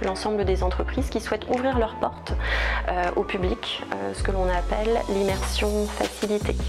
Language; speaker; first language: French; native; French